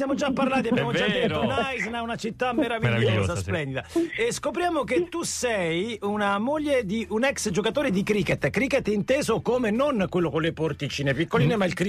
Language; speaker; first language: Italian; native; Italian